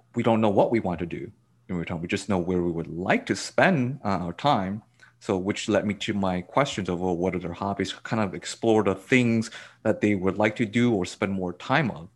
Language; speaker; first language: English; native; English